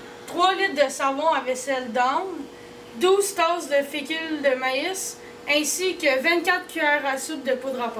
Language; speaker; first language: French; native; French